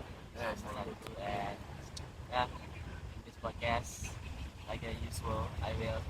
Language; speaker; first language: English; non-native, learner; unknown